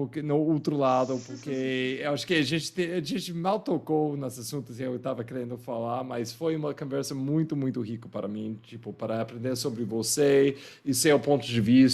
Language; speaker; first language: Portuguese; non-native, fluent; English